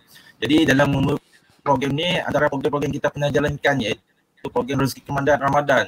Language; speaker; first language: Malay; native; Malay